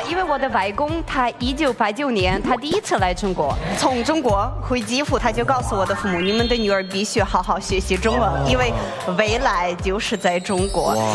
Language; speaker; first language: Chinese; non-native, fluent; Ukrainian